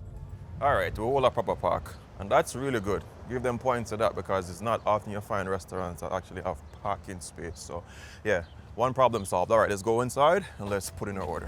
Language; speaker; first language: English; native; English